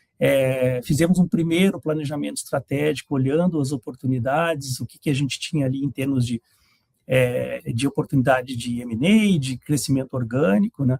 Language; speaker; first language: Portuguese; native; Portuguese